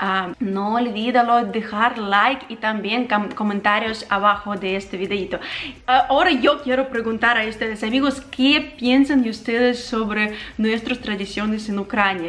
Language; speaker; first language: Spanish; non-native, fluent; Ukrainian